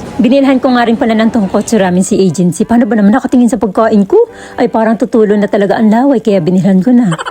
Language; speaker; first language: Filipino; native; Filipino